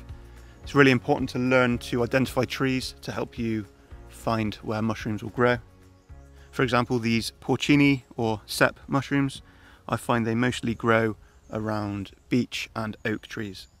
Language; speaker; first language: English; native; English